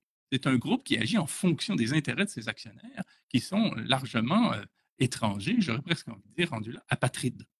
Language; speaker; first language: French; native; French